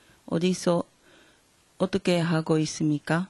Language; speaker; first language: Korean; non-native, fluent; Japanese